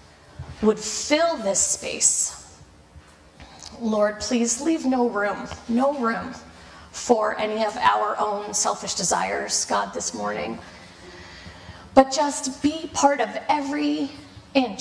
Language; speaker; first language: English; native; English